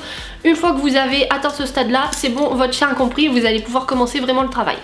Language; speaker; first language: French; native; French